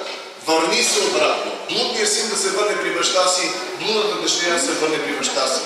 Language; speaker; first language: Bulgarian; native; Bulgarian